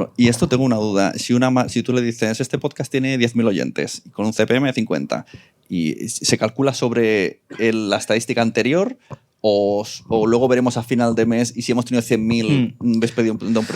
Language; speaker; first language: Spanish; native; Spanish